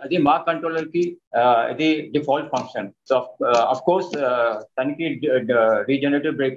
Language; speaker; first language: Telugu; non-native, local second language; Hindi